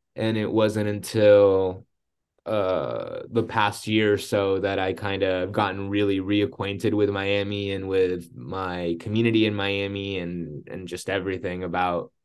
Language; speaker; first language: English; early bilingual, other home language; Spanish